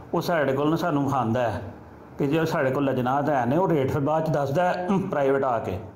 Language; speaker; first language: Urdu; non-native, local second language; Punjabi